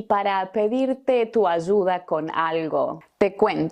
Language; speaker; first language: Spanish; native; Spanish